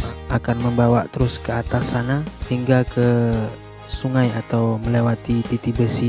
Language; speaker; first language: Indonesian; non-native, local second language; Malay